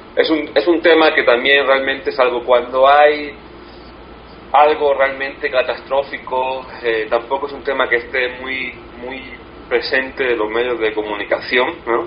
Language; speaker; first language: Spanish; native; Spanish